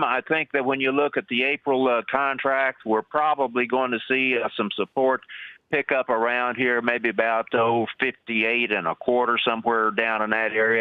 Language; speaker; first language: English; native; English